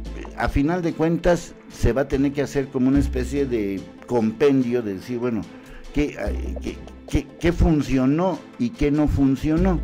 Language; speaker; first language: Spanish; native; Spanish